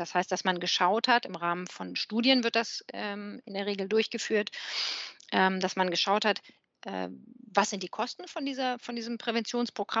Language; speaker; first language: German; native; German